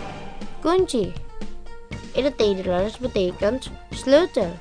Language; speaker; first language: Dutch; non-native, learner; Indonesian